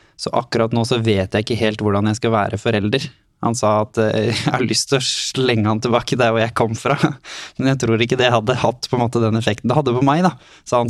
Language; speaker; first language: Norwegian; native; Norwegian